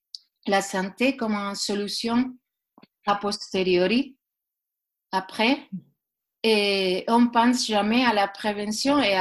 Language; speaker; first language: French; non-native, learner; Spanish